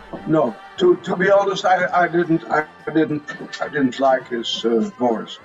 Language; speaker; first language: English; non-native, fluent; Dutch